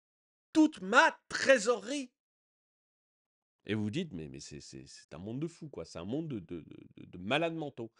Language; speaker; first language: French; native; French